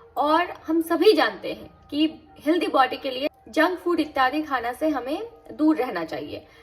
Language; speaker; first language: Hindi; non-native, local second language; Bangla